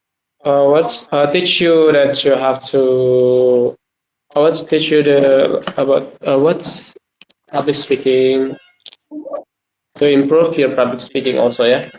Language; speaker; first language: English; non-native, learner; Indonesian